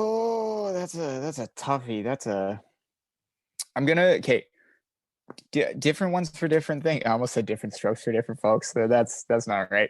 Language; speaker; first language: English; native; English